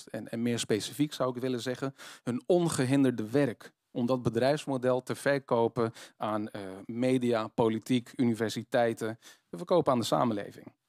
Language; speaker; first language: Dutch; native; Dutch